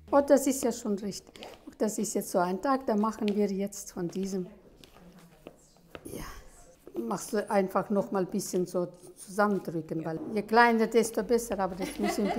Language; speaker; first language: German; early bilingual, heritage; German